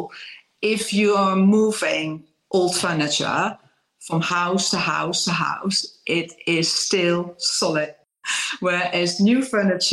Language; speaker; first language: English; non-native, fluent; Dutch